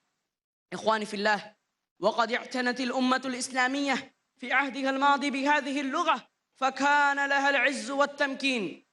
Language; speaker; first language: Arabic; non-native, learner; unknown